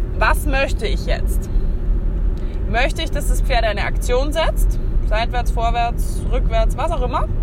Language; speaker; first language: German; native; German